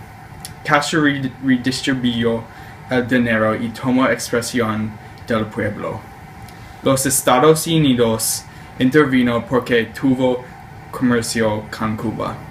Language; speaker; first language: Spanish; non-native, learner; English